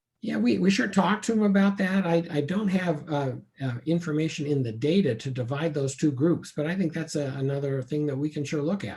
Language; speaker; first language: English; native; English